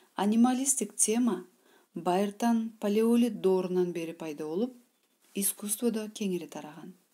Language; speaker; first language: Kyrgyz; non-native, local second language; Uzbek